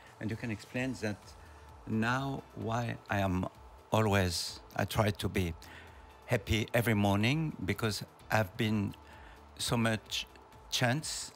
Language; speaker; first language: English; non-native, learner; French